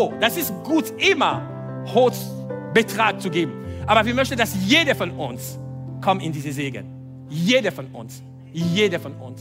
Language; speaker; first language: German; non-native, fluent; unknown